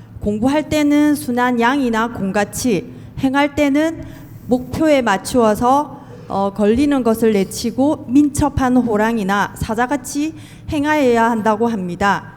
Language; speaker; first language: Korean; native; Korean